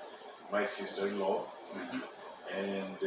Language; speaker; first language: English; non-native, learner; Portuguese